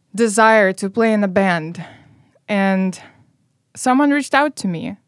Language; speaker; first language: English; non-native, fluent; Romanian